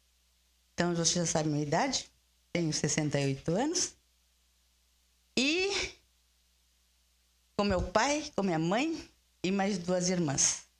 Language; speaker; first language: Portuguese; early bilingual, other home language; Spanish